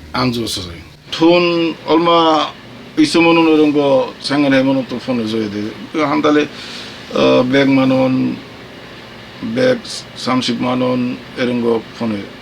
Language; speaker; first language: Korean; non-native, learner; Bangla